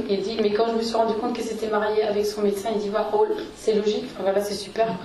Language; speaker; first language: French; native; French